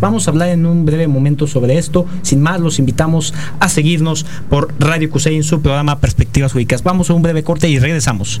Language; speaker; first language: Spanish; native; Spanish